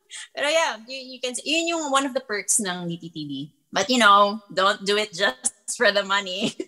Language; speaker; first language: English; non-native, local second language; Filipino